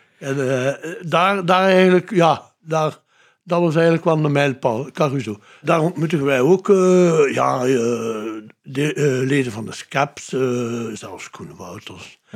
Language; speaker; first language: Dutch; native; Dutch